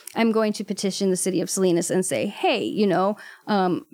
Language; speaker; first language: English; native; English